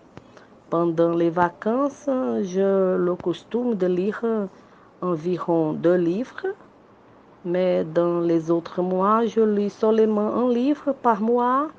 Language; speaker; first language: French; non-native, learner; Portuguese